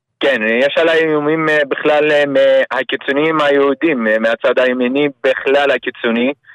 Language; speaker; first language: Hebrew; non-native, local second language; Arabic